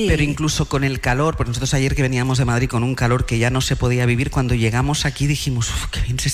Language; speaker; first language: Spanish; native; Spanish